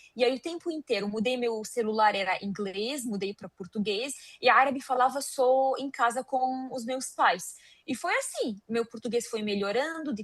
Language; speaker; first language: Portuguese; non-native, fluent; Arabic